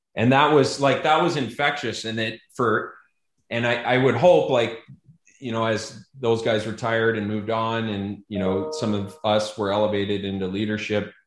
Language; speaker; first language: English; native; English